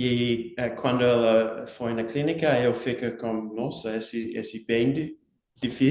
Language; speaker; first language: Portuguese; non-native, learner; English